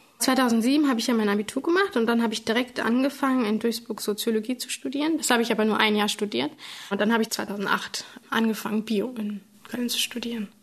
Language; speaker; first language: German; early bilingual, other home language; Tamil